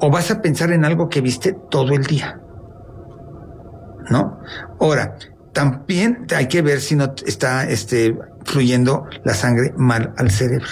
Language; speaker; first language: Spanish; native; Spanish